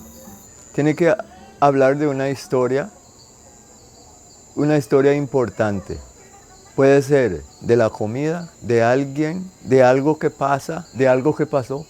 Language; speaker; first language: Spanish; non-native, local second language; English